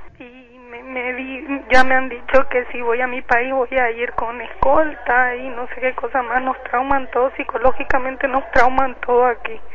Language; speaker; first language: Spanish; native; Spanish